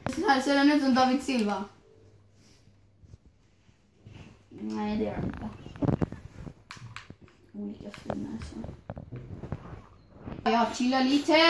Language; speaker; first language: Swedish; early bilingual, other home language; Kurdish